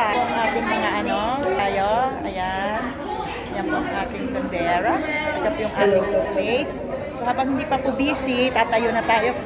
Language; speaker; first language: Filipino; non-native, local second language; Iloko